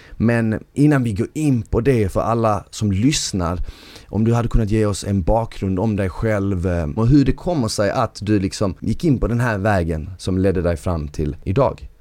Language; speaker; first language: Swedish; early bilingual, other home language; Bosnian